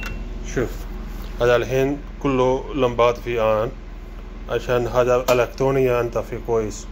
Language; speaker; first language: Arabic; non-native, learner; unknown